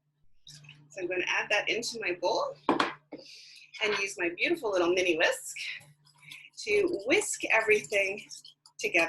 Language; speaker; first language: English; native; English